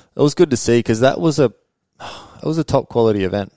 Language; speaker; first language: English; early bilingual, other home language; Swedish